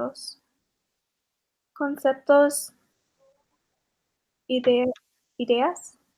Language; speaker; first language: Spanish; non-native, learner; English